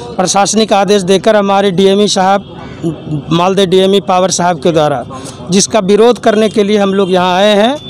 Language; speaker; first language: Hindi; native; Hindi